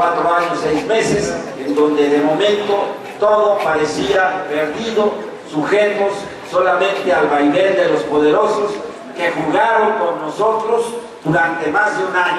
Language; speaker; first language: Spanish; native; Spanish